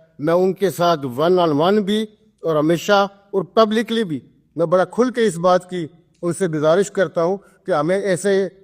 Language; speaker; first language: Urdu; non-native, local second language; Pahari-Potwari